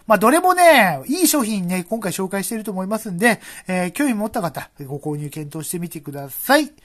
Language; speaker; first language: Japanese; native; Japanese